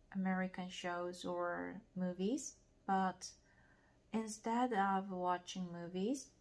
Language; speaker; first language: English; non-native, learner; Korean